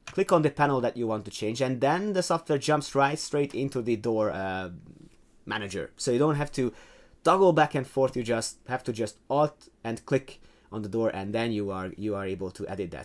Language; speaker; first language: English; non-native, fluent; Hungarian